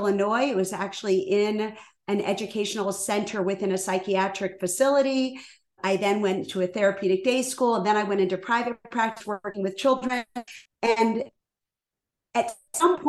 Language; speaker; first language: English; native; English